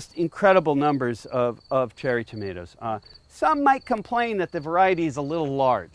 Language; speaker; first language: English; native; English